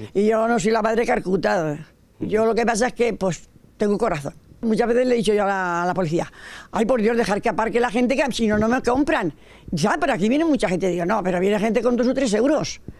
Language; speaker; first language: Spanish; native; Spanish